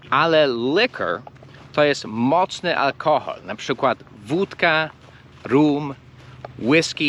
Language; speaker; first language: Polish; early bilingual, heritage; English